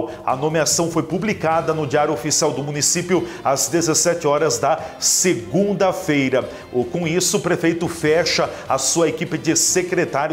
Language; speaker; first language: Portuguese; native; Portuguese